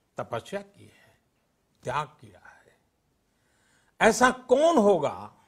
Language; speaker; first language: Hindi; non-native, local second language; Gujarati